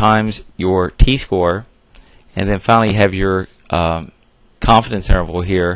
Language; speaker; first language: English; native; English